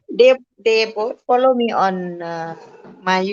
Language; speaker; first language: English; non-native, learner; Thai